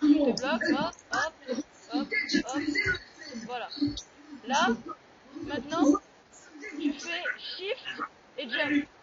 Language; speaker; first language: French; native; French